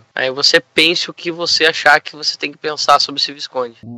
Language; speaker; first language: Portuguese; native; Portuguese